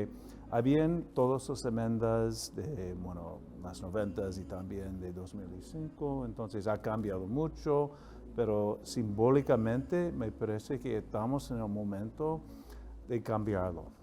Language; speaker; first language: Spanish; non-native, fluent; English